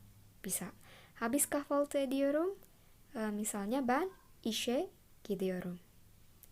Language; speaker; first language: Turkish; non-native, fluent; Indonesian